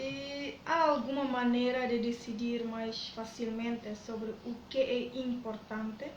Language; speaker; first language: Portuguese; non-native, learner; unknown